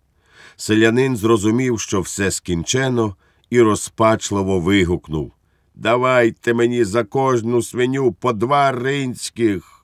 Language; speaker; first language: Ukrainian; native; Ukrainian